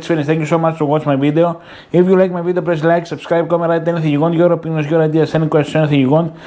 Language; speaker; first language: English; non-native, learner; Greek